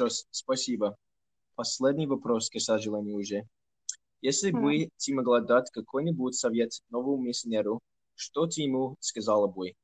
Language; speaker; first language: Russian; non-native, fluent; English